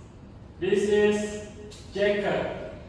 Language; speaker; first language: English; non-native, learner; Indonesian